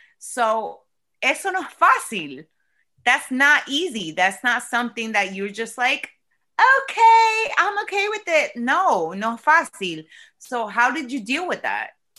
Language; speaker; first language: English; early bilingual, other home language; Spanish